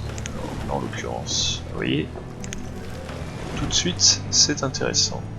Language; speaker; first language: French; native; French